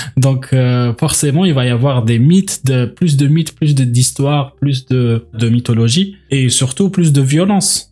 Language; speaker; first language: French; native; French